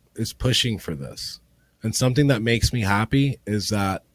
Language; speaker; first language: English; early bilingual, other home language; Spanish